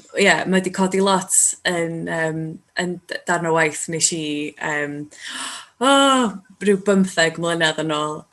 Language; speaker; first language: Welsh; native; Welsh